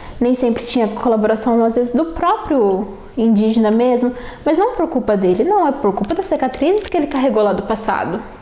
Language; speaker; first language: Portuguese; native; Portuguese